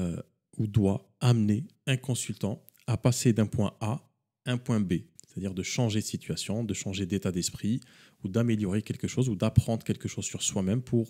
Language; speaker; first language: French; native; French